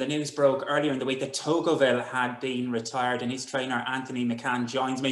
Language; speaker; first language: English; native; English